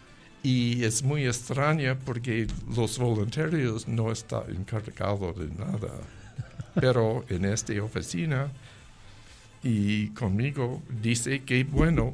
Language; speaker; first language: Spanish; non-native, learner; English